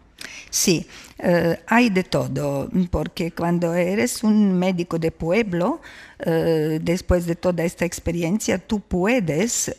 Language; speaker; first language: Spanish; non-native, fluent; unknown